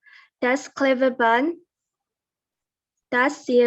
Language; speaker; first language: German; non-native, learner; Indonesian